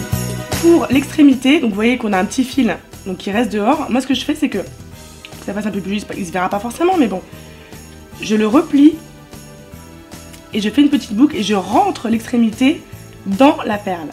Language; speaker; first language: French; native; French